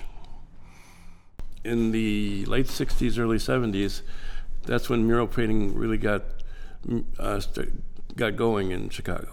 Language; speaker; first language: English; native; English